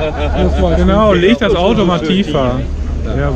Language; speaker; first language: German; native; German